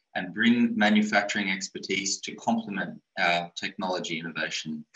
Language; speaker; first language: English; native; English